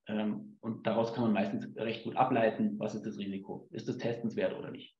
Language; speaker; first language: German; native; German